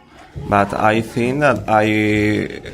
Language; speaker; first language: English; non-native, learner; Spanish